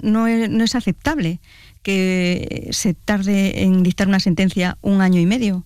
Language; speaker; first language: Spanish; native; Spanish